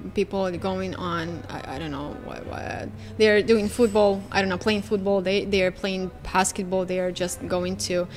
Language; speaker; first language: English; non-native, fluent; Ukrainian